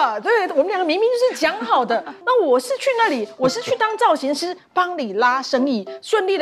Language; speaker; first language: Chinese; native; Chinese